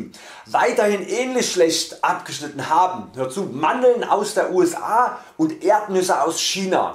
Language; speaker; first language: German; native; German